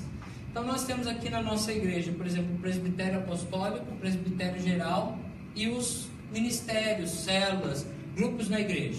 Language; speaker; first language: Portuguese; native; Portuguese